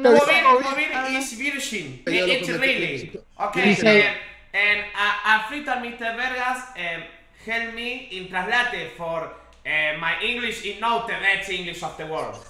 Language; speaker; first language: English; non-native, learner; Spanish